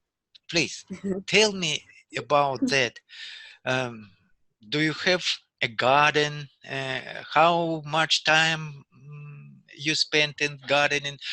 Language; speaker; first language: English; non-native, learner; Russian